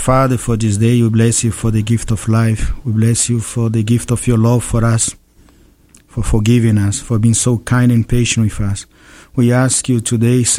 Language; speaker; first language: English; non-native, fluent; Portuguese